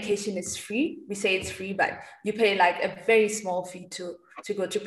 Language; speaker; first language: English; non-native, local second language; Tswana